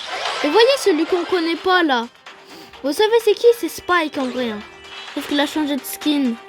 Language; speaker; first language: French; native; French